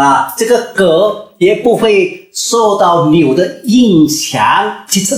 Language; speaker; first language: Chinese; early bilingual, heritage; Chinese